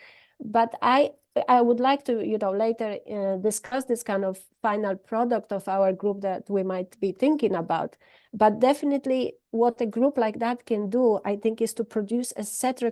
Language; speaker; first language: English; non-native, fluent; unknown